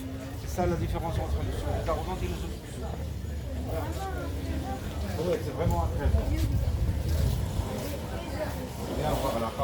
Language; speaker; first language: French; non-native, local second language; Arabic